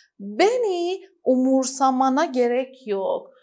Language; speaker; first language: Turkish; non-native, fluent; Persian